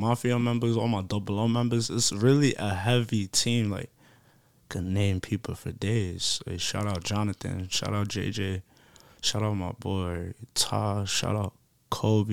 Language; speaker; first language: English; native; English